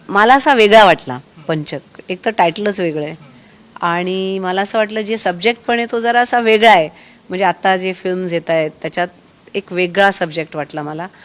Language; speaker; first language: Marathi; native; Marathi